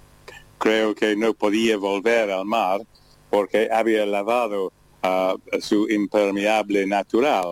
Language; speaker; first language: Spanish; non-native, learner; English